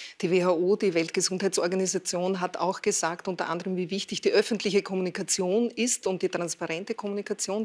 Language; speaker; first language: German; native; German